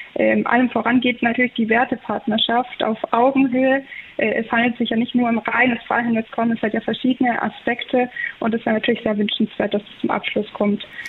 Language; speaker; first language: German; native; German